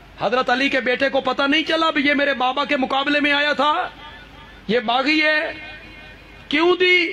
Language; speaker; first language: Urdu; non-native, local second language; Punjabi